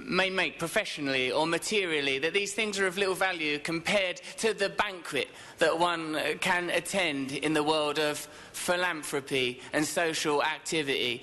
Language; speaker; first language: English; native; English